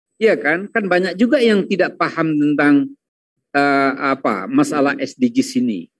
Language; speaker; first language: Indonesian; non-native, local second language; Minangkabau